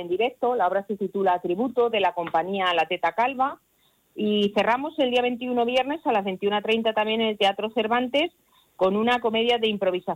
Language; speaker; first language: Spanish; native; Spanish